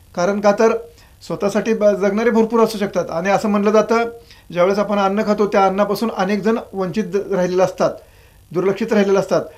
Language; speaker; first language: Marathi; native; Marathi